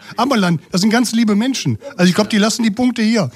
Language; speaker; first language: German; native; German